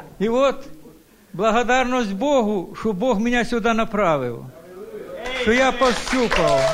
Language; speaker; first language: Russian; non-native, local second language; Ukrainian